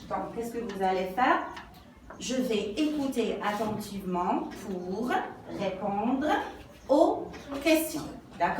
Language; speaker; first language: French; non-native, local second language; Arabic